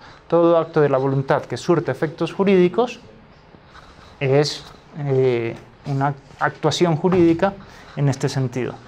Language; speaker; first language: Spanish; native; Spanish